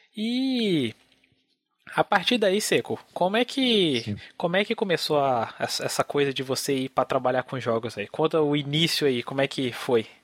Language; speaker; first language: Portuguese; native; Portuguese